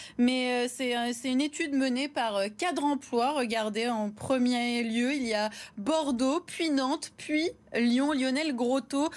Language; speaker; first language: French; native; French